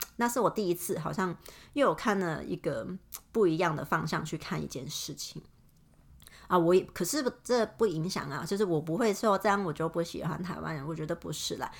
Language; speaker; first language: Chinese; non-native, local second language; Cantonese